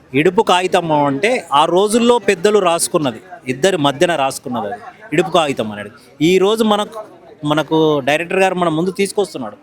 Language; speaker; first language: Telugu; native; Telugu